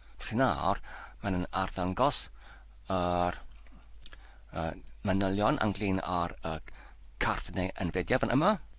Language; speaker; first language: Welsh; non-native, learner; Polish